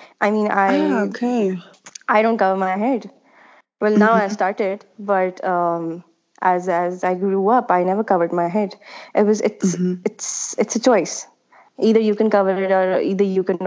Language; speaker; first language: English; non-native, local second language; Urdu